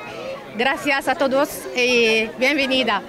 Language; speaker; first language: Spanish; non-native, fluent; Arabic